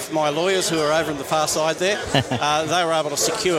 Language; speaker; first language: English; native; English